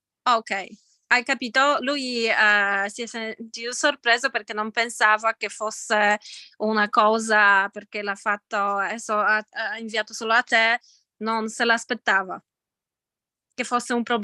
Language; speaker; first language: Italian; non-native, fluent; Polish